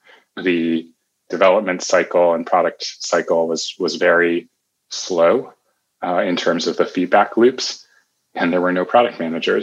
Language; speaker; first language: English; native; English